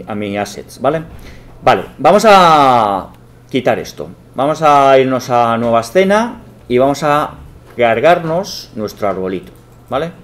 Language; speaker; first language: Spanish; native; Spanish